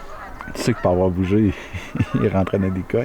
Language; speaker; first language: French; native; French